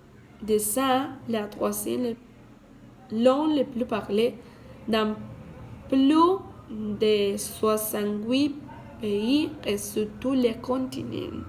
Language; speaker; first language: French; non-native, learner; Spanish